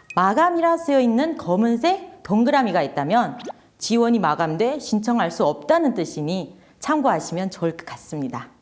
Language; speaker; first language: Korean; non-native, fluent; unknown